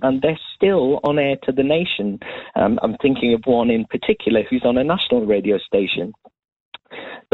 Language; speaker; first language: English; native; English